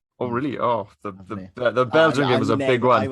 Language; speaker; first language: English; native; English